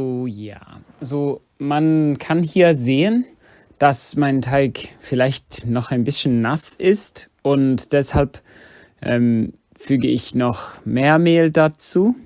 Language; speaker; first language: German; non-native, fluent; English